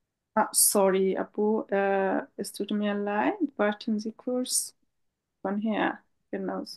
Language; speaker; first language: German; non-native, fluent; Bangla